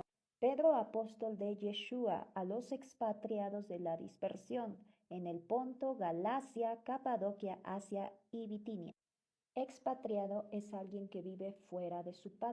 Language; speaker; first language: Spanish; native; Spanish